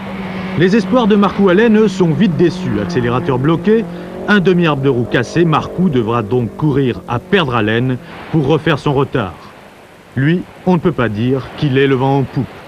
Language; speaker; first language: French; native; French